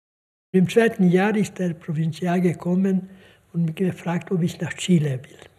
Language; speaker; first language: German; non-native, fluent; Hungarian